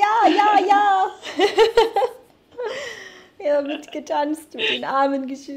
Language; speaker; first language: German; native; German